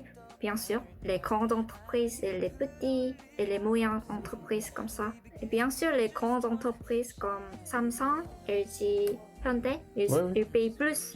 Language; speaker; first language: French; non-native, learner; Korean